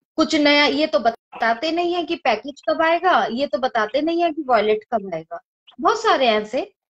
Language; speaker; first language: Hindi; native; Hindi